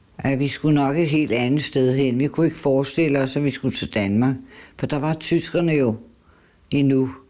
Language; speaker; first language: Danish; native; Danish